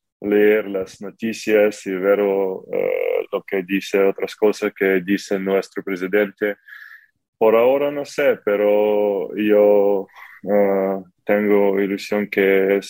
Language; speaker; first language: Spanish; non-native, fluent; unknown